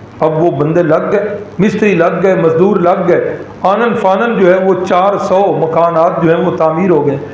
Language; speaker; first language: Urdu; non-native, local second language; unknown